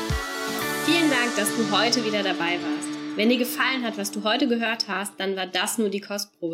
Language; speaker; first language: German; native; German